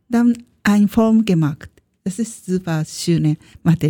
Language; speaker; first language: German; non-native, learner; Japanese